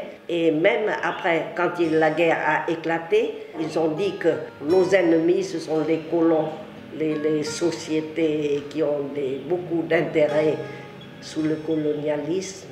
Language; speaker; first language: French; non-native, local second language; Vietnamese